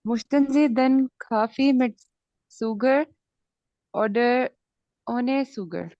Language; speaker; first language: German; non-native, learner; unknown